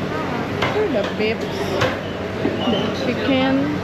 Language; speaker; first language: English; non-native, local second language; Filipino